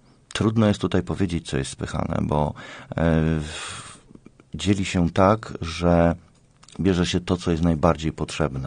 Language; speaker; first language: Polish; native; Polish